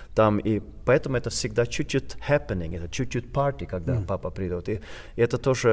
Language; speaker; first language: Russian; non-native, learner; Swedish